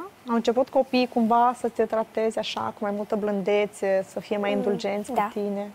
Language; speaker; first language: Romanian; native; Romanian